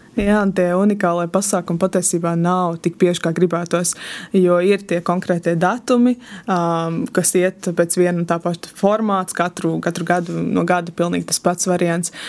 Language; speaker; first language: Latvian; native; Latvian